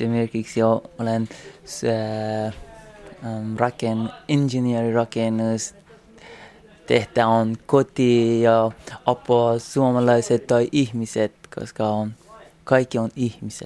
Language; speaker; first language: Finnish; non-native, learner; Persian